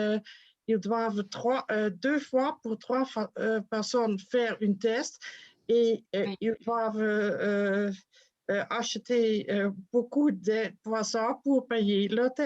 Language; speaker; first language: French; non-native, fluent; Dutch